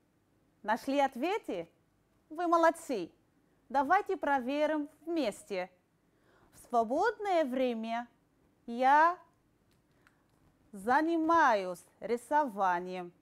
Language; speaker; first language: Russian; non-native, fluent; Arabic